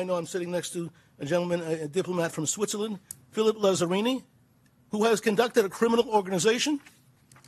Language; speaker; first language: English; native; English